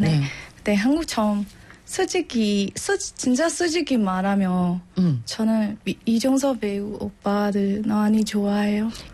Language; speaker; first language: Korean; non-native, learner; Burmese